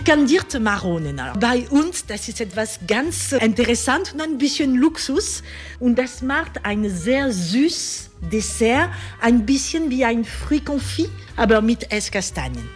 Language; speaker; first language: German; non-native, learner; French